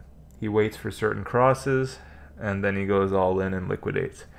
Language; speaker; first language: English; native; English